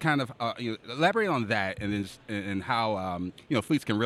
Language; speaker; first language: English; native; English